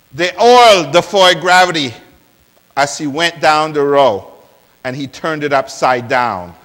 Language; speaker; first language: English; non-native, fluent; Spanish